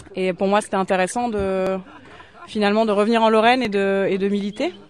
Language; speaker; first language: French; native; French